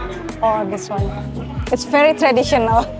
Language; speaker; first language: English; non-native, fluent; Indonesian